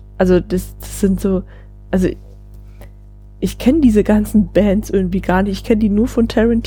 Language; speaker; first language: German; native; German